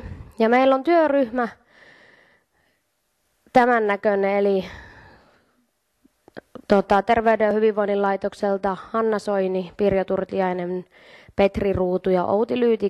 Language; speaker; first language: Finnish; native; Finnish